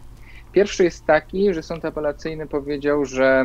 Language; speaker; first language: Polish; native; Polish